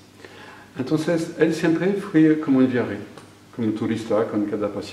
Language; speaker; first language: Spanish; non-native, fluent; French